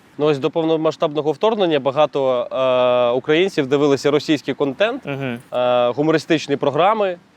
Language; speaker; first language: Ukrainian; native; Ukrainian